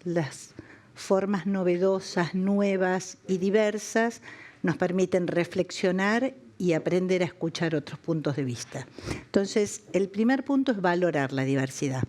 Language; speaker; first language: Spanish; native; Spanish